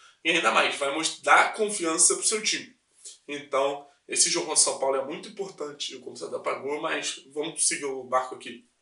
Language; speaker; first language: Portuguese; native; Portuguese